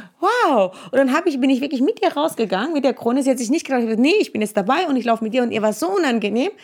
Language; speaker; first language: German; non-native, fluent; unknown